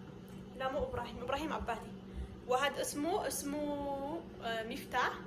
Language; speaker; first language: Arabic; non-native, fluent; Amharic